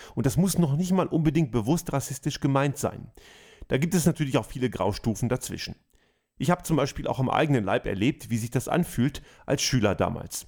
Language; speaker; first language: German; early bilingual, other home language; Croatian